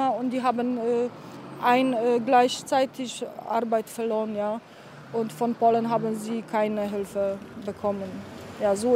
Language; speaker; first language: German; non-native, learner; Polish